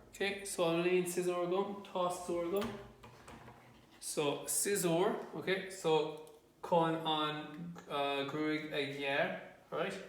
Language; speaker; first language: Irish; non-native, local second language; English